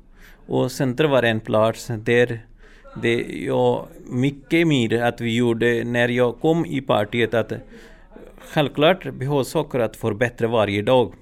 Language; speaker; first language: Swedish; non-native, learner; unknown